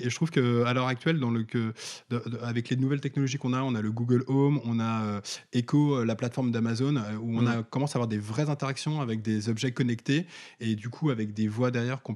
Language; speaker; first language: French; native; French